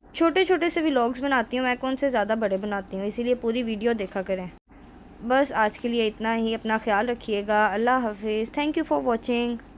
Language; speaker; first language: Urdu; non-native, local second language; Punjabi